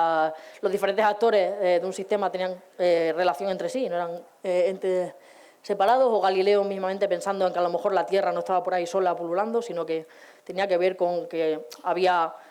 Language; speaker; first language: Spanish; native; Spanish